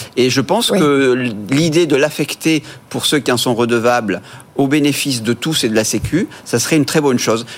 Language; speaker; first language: French; native; French